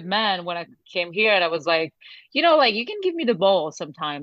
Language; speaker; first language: English; non-native, fluent; French